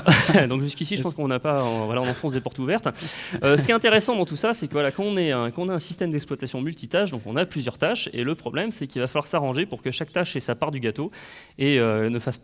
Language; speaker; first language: French; native; French